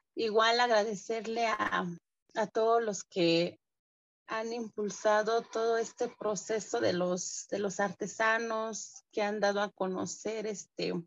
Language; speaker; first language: Spanish; non-native, local second language; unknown